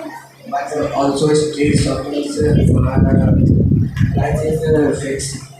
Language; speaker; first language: English; non-native, learner; Hindi